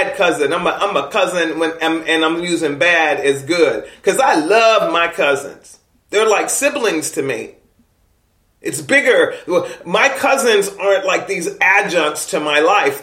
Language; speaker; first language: English; native; English